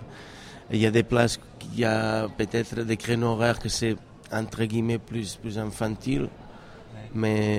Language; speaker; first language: French; non-native, fluent; Catalan